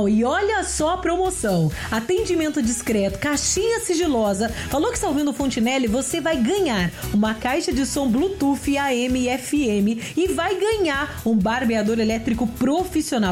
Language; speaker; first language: Portuguese; native; Portuguese